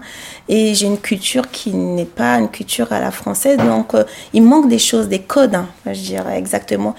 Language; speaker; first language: French; non-native, local second language; Sango